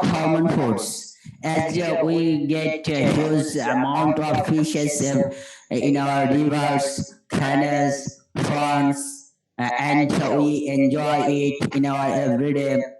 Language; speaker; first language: English; non-native, learner; Bangla